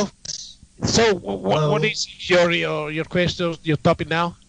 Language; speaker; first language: English; non-native, learner; Italian